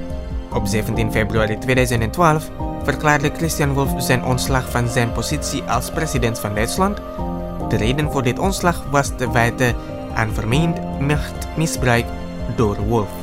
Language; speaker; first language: Dutch; non-native, fluent; Indonesian